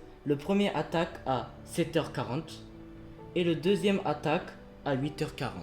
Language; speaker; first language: French; early bilingual, other home language; Japanese